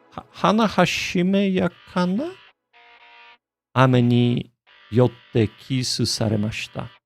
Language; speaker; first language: Japanese; non-native, learner; English